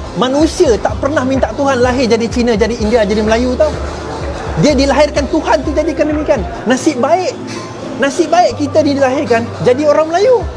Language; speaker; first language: Malay; non-native, local second language; Chinese